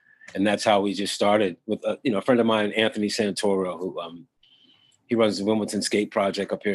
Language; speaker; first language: English; native; English